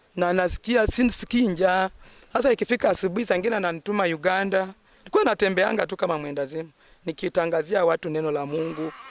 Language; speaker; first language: Swahili; non-native, local second language; Luyia